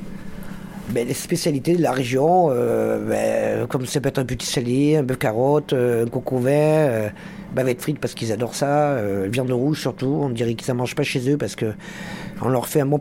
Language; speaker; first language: French; native; French